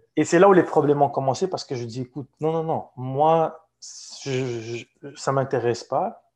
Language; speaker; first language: French; non-native, local second language; Arabic